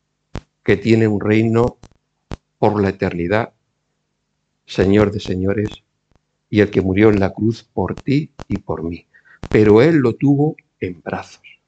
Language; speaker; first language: Spanish; native; Spanish